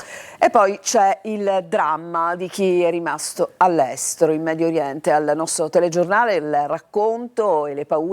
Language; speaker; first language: Italian; native; Italian